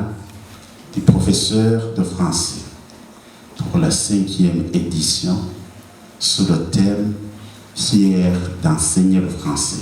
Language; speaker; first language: French; non-native, local second language; Rundi